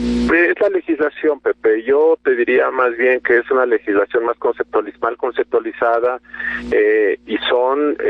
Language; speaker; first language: Spanish; native; Spanish